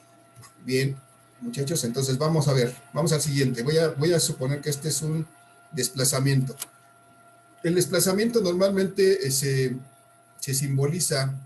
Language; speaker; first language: Spanish; native; Spanish